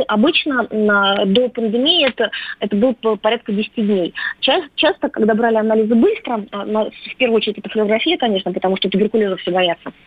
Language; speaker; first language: Russian; native; Russian